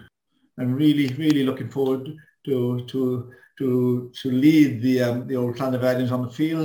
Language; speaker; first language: English; non-native, local second language; Welsh